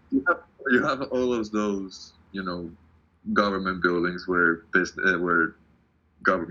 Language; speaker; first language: English; non-native, fluent; Spanish